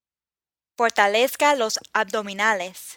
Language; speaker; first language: Spanish; non-native, fluent; English